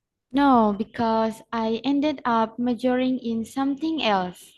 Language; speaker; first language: English; non-native, learner; Indonesian